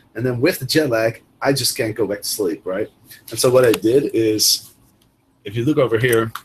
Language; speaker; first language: English; non-native, fluent; Dutch